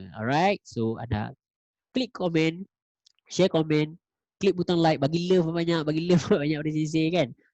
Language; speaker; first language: Malay; native; Malay